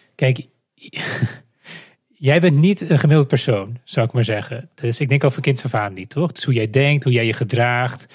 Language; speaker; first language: Dutch; non-native, fluent; Romanian